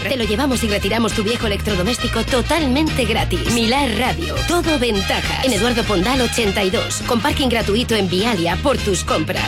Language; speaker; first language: Spanish; native; Spanish